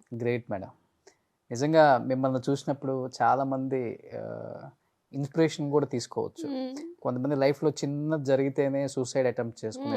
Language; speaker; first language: Telugu; native; Telugu